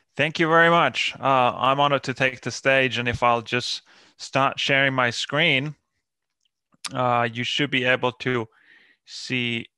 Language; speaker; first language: English; non-native, fluent; Finnish